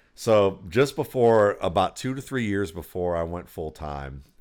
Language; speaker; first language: English; native; English